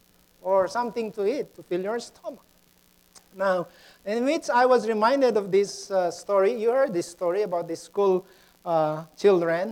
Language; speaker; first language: English; non-native, local second language; Pampanga